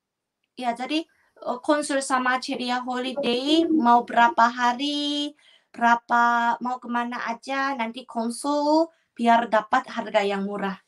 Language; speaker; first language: Indonesian; non-native, fluent; Korean